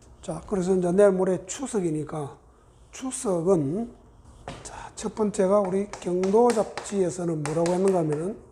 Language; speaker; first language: Korean; native; Korean